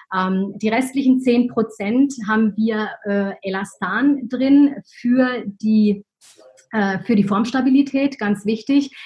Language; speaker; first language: German; early bilingual, other home language; Arabic